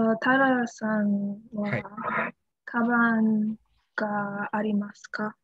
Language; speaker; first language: Japanese; non-native, learner; English